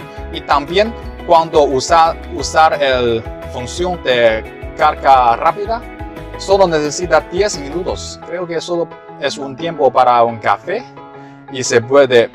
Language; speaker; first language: Spanish; non-native, learner; Chinese